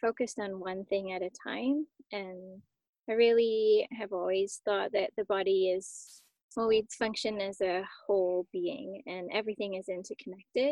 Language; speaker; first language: English; native; English